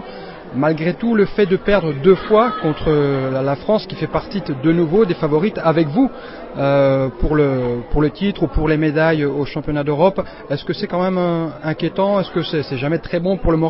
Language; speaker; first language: French; native; French